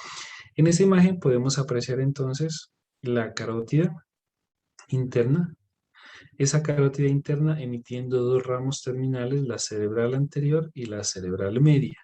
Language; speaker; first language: Spanish; native; Spanish